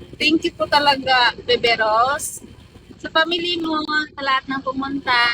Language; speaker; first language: Filipino; non-native, local second language; Cebuano